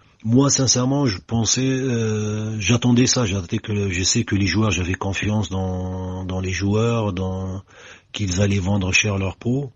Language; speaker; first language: French; non-native, local second language; Arabic